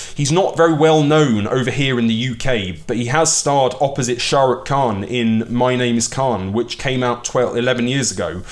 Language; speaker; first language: English; early bilingual, other home language; Hindi